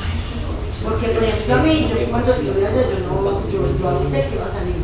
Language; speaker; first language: Spanish; native; Spanish